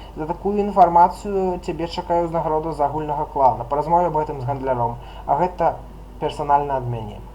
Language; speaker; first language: Belarusian; non-native, local second language; Russian